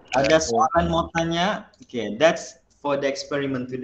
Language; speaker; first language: English; non-native, local second language; Malay